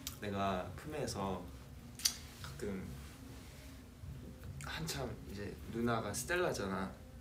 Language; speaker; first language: Korean; early bilingual, heritage; Korean